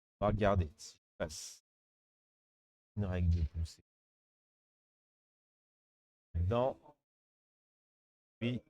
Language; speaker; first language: French; native; French